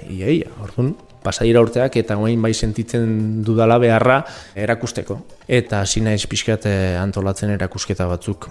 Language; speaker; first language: Basque; non-native, local second language; Spanish